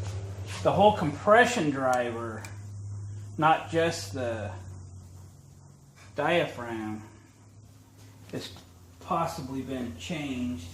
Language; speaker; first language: English; native; English